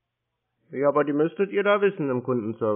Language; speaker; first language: German; native; German